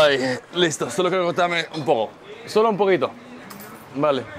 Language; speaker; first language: Spanish; early bilingual, heritage; Spanish